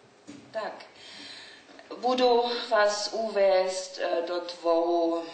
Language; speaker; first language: Czech; non-native, learner; German